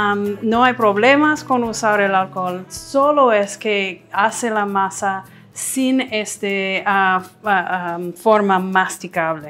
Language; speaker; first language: Spanish; non-native, fluent; English